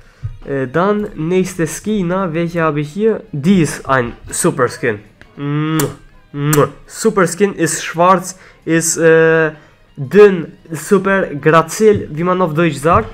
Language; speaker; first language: German; non-native, learner; Albanian